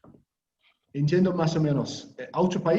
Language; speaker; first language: Spanish; non-native, learner; English